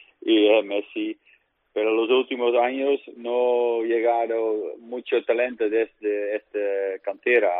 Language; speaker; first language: Spanish; non-native, learner; Dutch